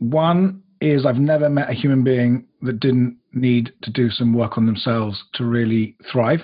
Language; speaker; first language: English; native; English